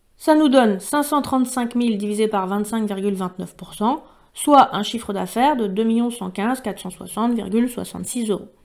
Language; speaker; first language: French; native; French